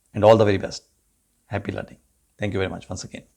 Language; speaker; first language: English; non-native, local second language; Punjabi